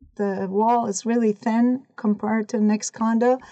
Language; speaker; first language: English; non-native, fluent; Persian